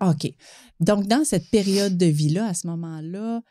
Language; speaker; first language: French; native; French